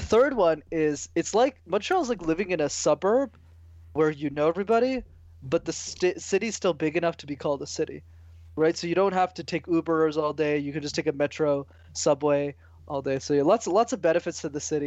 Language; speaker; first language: English; native; English